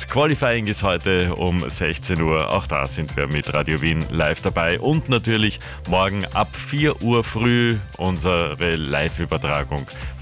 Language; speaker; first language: German; native; German